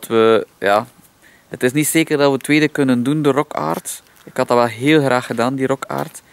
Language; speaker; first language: Dutch; native; Dutch